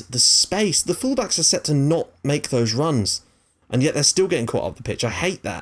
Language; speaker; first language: English; native; English